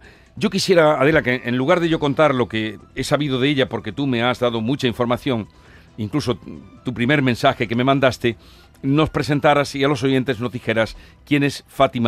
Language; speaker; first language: Spanish; native; Spanish